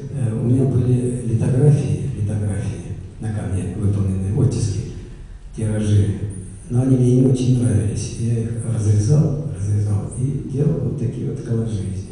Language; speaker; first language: Russian; native; Russian